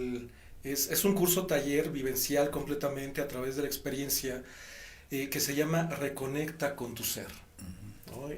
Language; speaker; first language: Spanish; native; Spanish